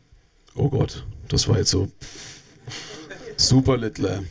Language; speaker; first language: German; native; German